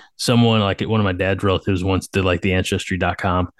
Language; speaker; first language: English; early bilingual, other home language; Slovak